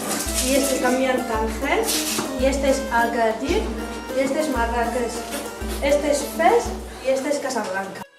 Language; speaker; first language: Spanish; non-native, learner; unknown